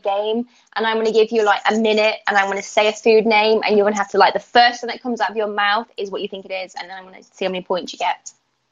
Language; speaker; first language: English; native; English